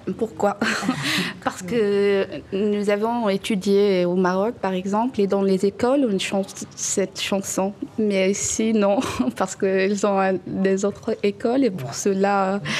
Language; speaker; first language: French; non-native, local second language; Arabic